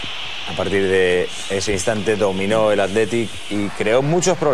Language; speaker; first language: Spanish; native; Spanish